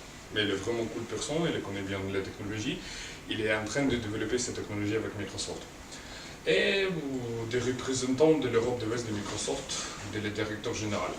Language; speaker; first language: French; non-native, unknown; Russian